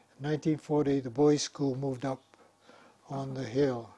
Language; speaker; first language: English; native; English